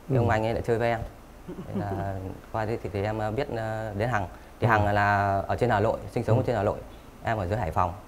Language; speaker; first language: Vietnamese; native; Vietnamese